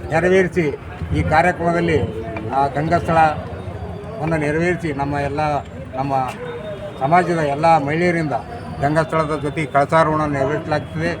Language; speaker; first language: Kannada; native; Kannada